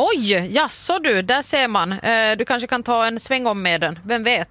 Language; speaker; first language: Swedish; native; Swedish